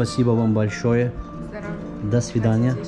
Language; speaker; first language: Russian; non-native, learner; Turkish